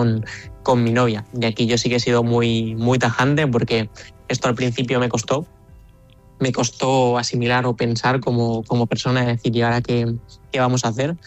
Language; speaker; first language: Spanish; native; Spanish